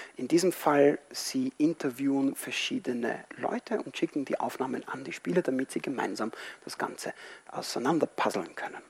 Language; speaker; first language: German; non-native, fluent; Spanish